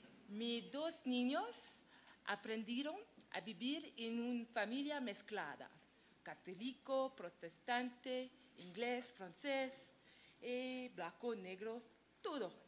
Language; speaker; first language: Spanish; non-native, learner; French